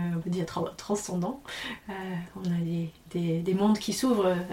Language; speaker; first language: French; non-native, fluent; English